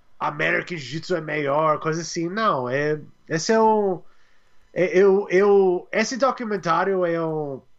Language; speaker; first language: Portuguese; non-native, learner; English